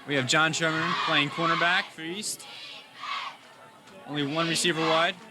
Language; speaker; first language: English; native; English